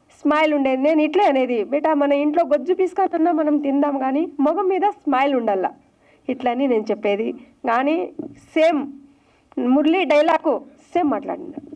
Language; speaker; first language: Telugu; non-native, local second language; Lambadi